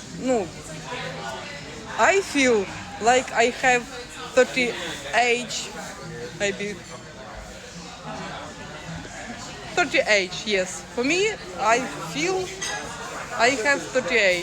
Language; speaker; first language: English; non-native, learner; Ukrainian